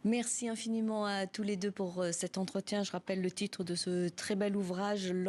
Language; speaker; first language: French; native; French